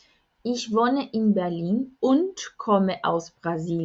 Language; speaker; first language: German; non-native, fluent; Portuguese